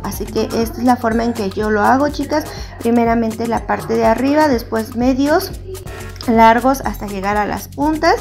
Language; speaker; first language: Spanish; native; Spanish